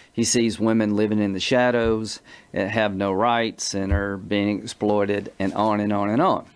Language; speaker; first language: English; native; English